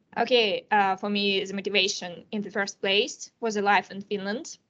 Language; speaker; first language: English; non-native, learner; Russian